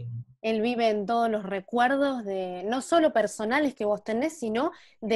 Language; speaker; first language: Spanish; native; Spanish